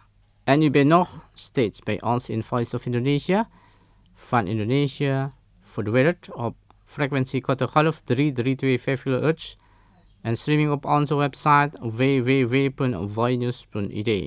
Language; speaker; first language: Dutch; non-native, fluent; Indonesian